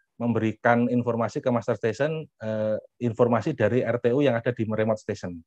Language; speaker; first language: Indonesian; native; Indonesian